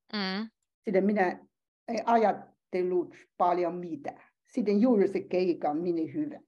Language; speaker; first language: Finnish; non-native, learner; Chinese